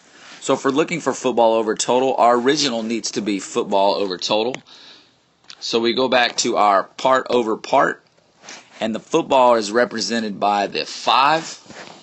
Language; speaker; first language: English; native; English